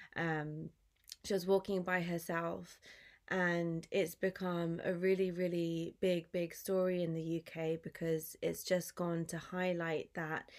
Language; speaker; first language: English; native; English